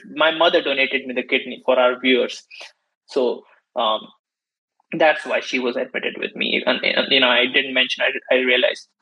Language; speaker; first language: English; non-native, local second language; Hindi